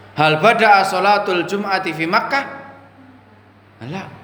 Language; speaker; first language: Arabic; non-native, fluent; Indonesian